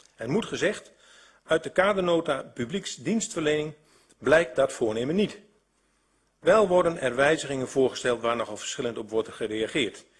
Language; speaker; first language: Dutch; native; Dutch